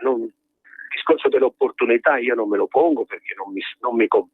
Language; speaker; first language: Italian; native; Italian